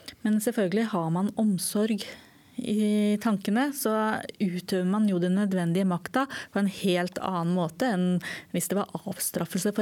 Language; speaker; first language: Norwegian; native; Norwegian